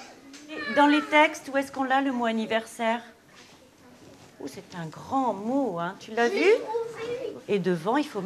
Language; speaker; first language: French; native; French